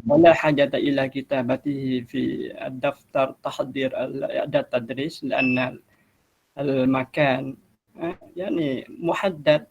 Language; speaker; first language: Arabic; non-native, fluent; Malay